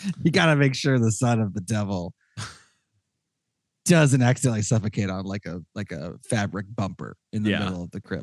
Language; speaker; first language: English; native; English